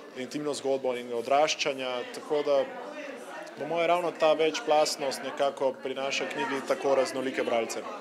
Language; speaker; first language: Slovenian; non-native, local second language; Serbian